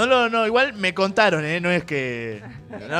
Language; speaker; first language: Spanish; native; Spanish